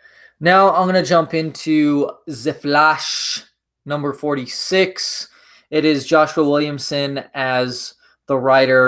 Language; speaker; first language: English; native; English